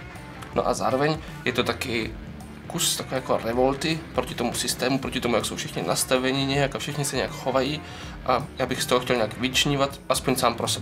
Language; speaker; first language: Czech; native; Czech